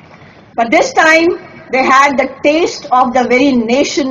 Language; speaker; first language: English; non-native, local second language; Hindi